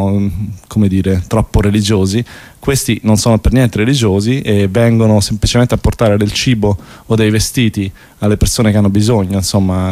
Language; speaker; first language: Italian; native; Italian